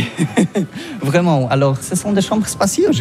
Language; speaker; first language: French; non-native, learner; Polish